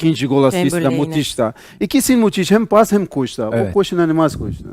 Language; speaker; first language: Turkish; non-native, learner; Portuguese